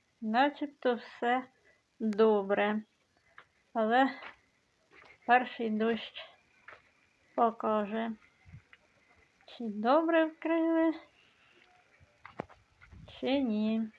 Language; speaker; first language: Ukrainian; native; Ukrainian